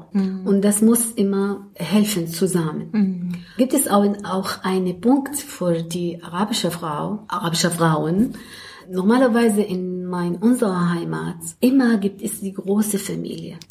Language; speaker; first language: German; non-native, learner; Arabic